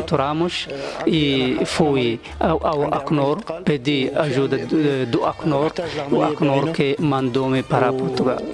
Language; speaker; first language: Portuguese; non-native, learner; Arabic